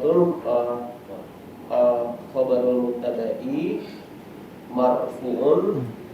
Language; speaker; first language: Arabic; non-native, learner; Indonesian